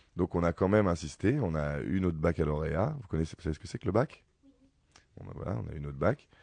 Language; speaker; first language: French; native; French